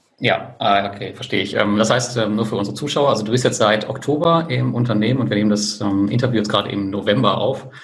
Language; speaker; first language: German; native; German